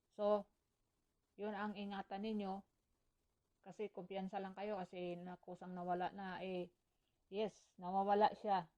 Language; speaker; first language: Filipino; non-native, local second language; Cebuano